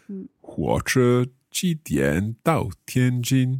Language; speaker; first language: Chinese; non-native, learner; English